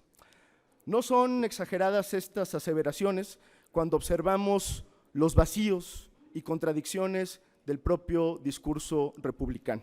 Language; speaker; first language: Spanish; native; Spanish